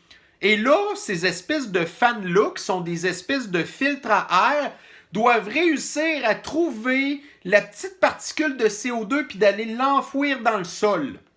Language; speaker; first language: French; native; French